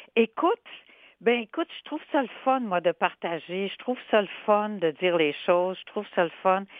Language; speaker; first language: French; native; French